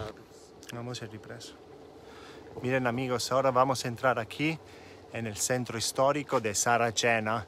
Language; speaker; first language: Spanish; non-native, fluent; Italian